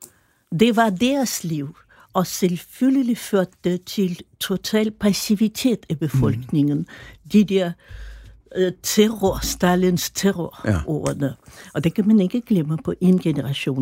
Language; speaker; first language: Danish; non-native, fluent; Russian